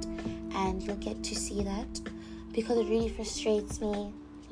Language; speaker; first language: English; non-native, local second language; Tswana